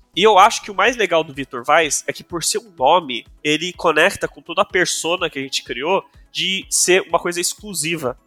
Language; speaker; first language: Portuguese; non-native, local second language; English